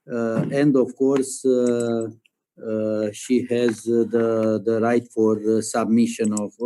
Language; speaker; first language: English; non-native, learner; Romanian